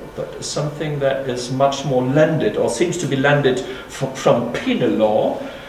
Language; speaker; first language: English; non-native, fluent; German